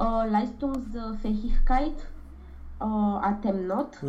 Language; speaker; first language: German; non-native, learner; Romanian